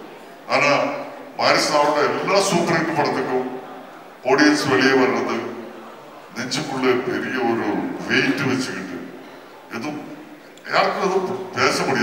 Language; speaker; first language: Tamil; non-native, fluent; Malayalam